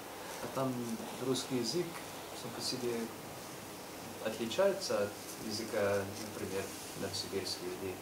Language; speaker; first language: Russian; non-native, fluent; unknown